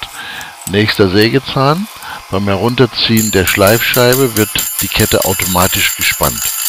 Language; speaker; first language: German; native; German